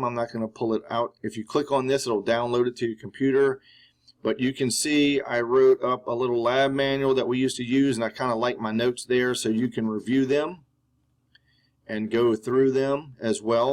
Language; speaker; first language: English; native; English